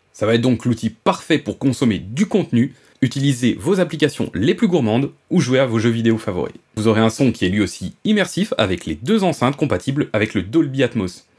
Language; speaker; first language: French; native; French